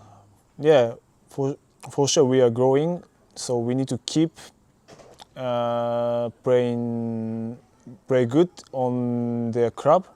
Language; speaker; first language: English; non-native, learner; Japanese